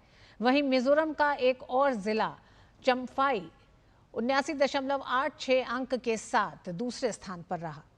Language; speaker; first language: Hindi; native; Hindi